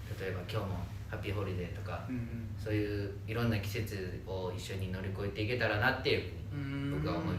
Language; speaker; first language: Japanese; native; Japanese